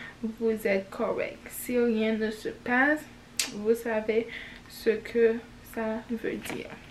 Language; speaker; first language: French; native; French